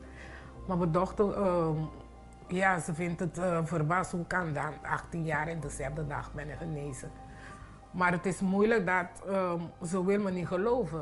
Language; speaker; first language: Dutch; non-native, local second language; Papiamento